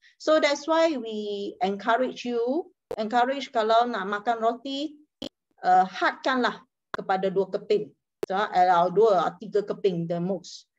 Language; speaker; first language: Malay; non-native, local second language; Chinese